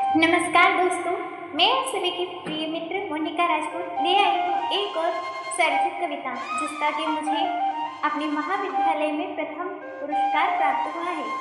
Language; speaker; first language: Hindi; native; Hindi